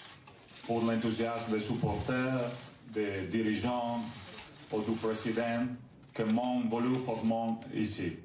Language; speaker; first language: French; non-native, learner; Italian